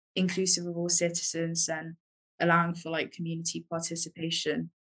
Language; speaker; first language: English; native; English